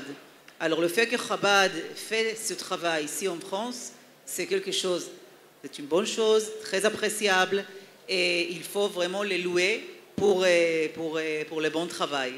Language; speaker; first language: French; non-native, fluent; Hebrew